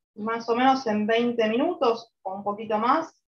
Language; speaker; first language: Spanish; native; Spanish